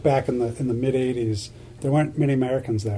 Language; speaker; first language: English; native; English